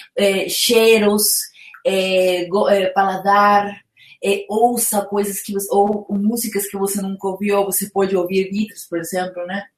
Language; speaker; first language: Portuguese; non-native, fluent; Spanish